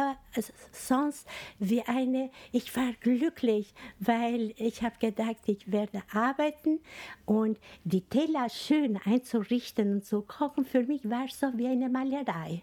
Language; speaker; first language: German; non-native, fluent; Albanian